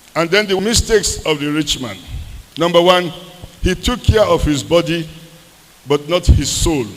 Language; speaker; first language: English; non-native, local second language; Yoruba